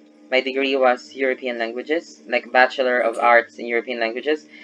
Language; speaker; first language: English; non-native, local second language; Filipino